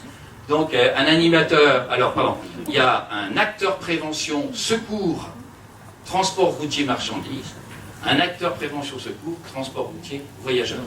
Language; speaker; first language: French; native; French